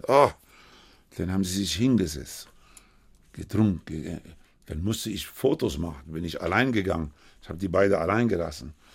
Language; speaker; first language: German; non-native, fluent; Spanish